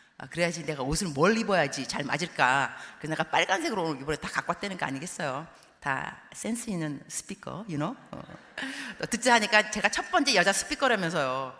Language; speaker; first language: Korean; early bilingual, heritage; Korean